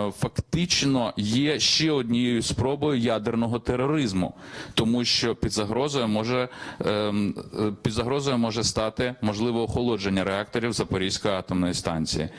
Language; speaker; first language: Ukrainian; native; Ukrainian